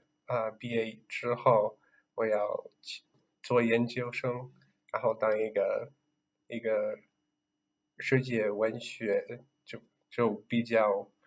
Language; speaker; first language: Chinese; non-native, learner; English